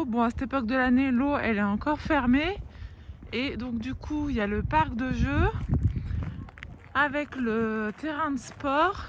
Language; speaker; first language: French; native; French